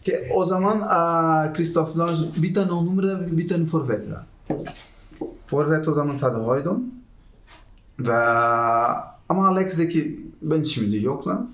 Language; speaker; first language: Turkish; non-native, learner; Portuguese